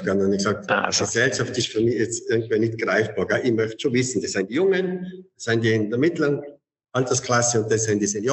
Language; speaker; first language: German; native; German